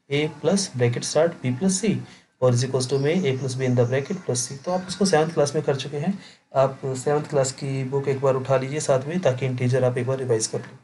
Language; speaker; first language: Hindi; native; Hindi